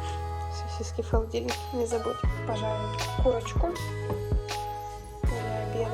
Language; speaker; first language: Russian; native; Russian